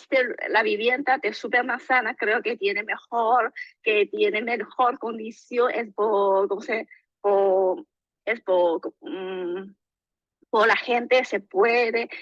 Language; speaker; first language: Spanish; non-native, learner; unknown